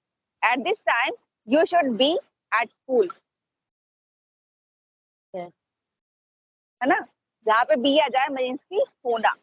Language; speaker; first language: Hindi; native; Hindi